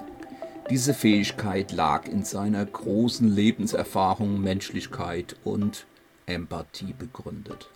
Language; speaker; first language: German; native; German